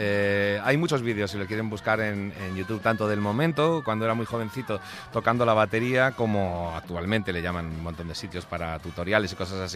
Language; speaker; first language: Spanish; native; Spanish